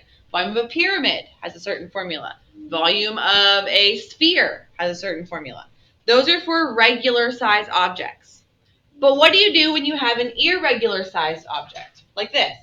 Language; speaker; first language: English; native; English